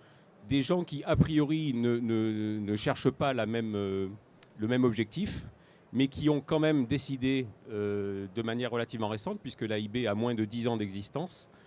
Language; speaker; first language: French; native; French